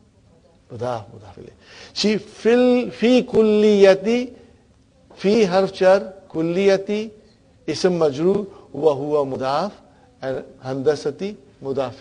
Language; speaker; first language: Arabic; non-native, fluent; Urdu